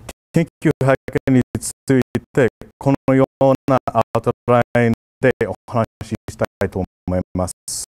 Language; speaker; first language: Japanese; non-native, fluent; English